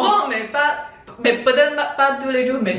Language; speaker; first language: French; non-native, learner; Chinese